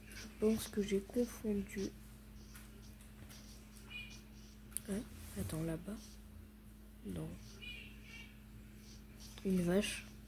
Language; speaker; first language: French; native; French